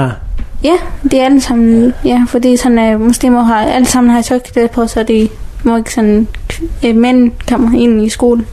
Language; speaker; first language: Danish; non-native, learner; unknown